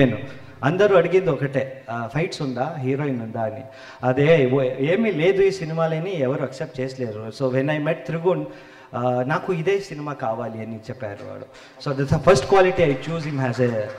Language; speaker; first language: Telugu; non-native, learner; Kannada